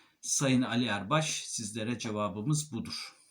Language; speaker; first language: Turkish; native; Turkish